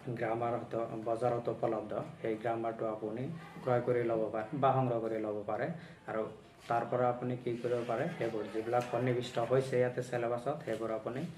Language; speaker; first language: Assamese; non-native, local second language; Bangla